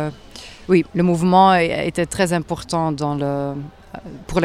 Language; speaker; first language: French; non-native, local second language; Dutch